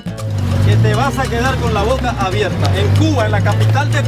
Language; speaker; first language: Spanish; non-native, learner; English